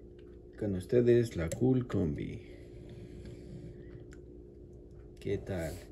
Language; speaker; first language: Spanish; native; Spanish